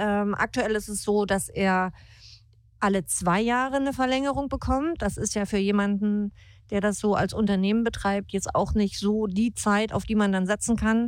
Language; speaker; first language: German; native; German